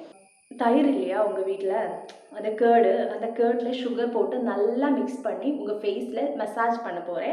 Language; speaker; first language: Tamil; non-native, learner; Malayalam